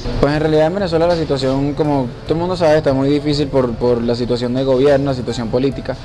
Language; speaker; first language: Spanish; native; Spanish